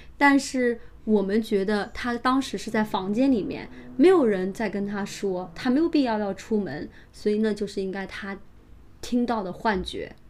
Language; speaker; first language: Chinese; native; Chinese